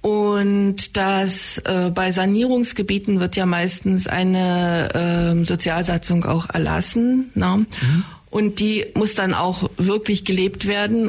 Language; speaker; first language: German; native; German